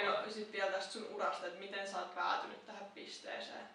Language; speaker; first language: Finnish; native; Finnish